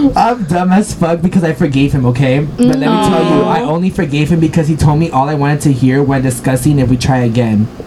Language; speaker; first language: English; early bilingual, other home language; Spanish